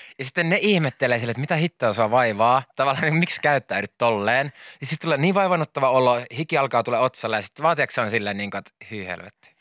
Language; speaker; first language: Finnish; native; Finnish